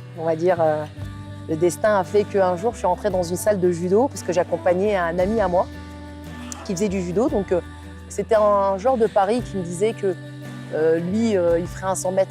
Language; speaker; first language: French; non-native, local second language; Arabic